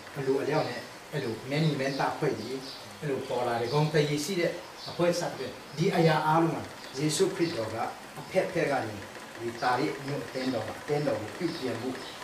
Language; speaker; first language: Burmese; non-native, local second language; Tedim Chin